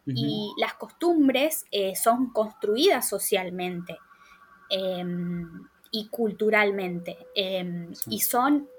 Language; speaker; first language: Spanish; native; Spanish